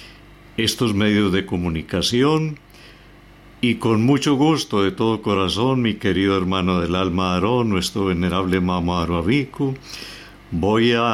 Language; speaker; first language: Spanish; native; Spanish